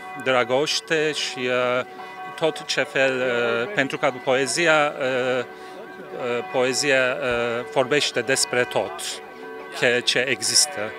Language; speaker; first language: Romanian; non-native, learner; Turkish